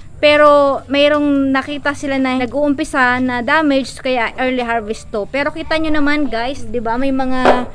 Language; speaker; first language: Filipino; native; Filipino